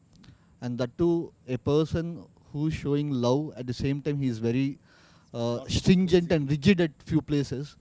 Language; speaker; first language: Telugu; native; Telugu